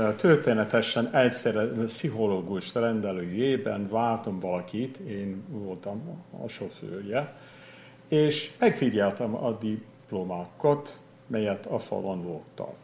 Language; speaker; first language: Hungarian; non-native, fluent; English